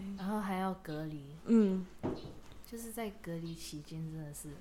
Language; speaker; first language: Chinese; non-native, local second language; Cantonese